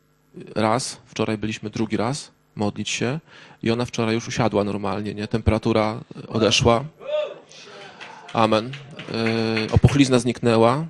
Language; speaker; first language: Polish; native; Polish